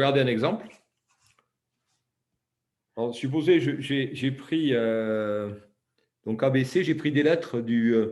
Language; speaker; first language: French; native; French